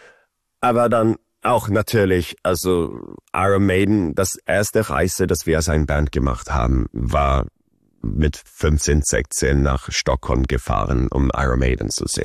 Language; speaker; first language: German; early bilingual, heritage; Swedish